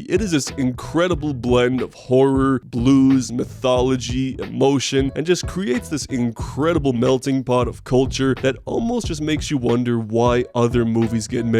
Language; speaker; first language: English; native; English